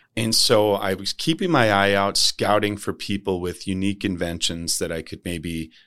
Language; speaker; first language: English; native; English